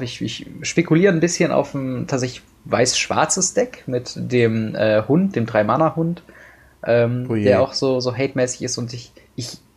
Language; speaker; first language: German; native; German